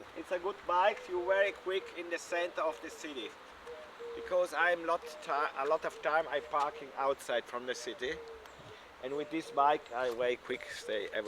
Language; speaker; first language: English; non-native, learner; German